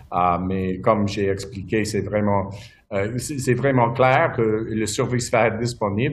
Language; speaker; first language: French; non-native, local second language; English